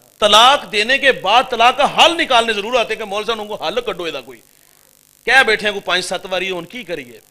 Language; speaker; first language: Urdu; non-native, local second language; Punjabi